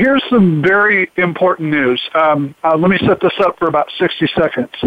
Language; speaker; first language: English; native; English